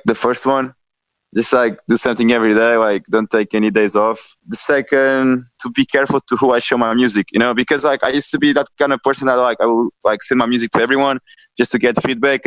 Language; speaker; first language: English; non-native, fluent; Portuguese